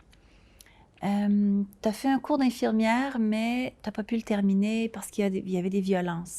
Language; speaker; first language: French; native; French